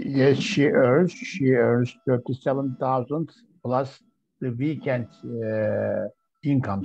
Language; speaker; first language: English; non-native, learner; Turkish